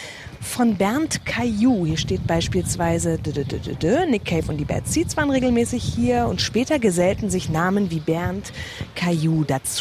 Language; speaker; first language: German; native; German